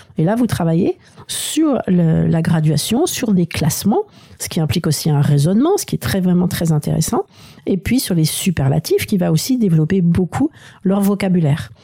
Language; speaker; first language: French; native; French